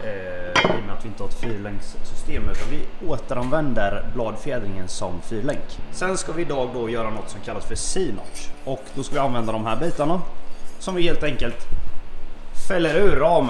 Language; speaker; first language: Swedish; native; Swedish